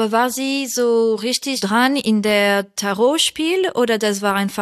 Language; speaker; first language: German; non-native, fluent; French